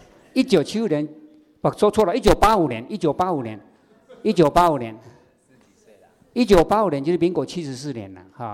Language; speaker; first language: Chinese; native; Chinese